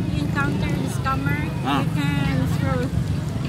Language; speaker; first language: English; non-native, local second language; Cebuano